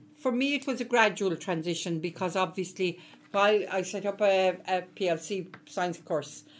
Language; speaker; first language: English; native; English